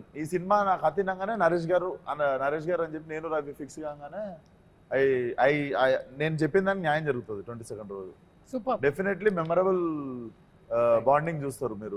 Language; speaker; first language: Telugu; native; Telugu